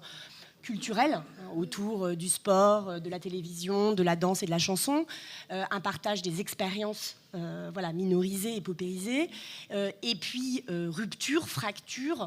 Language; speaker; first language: French; native; French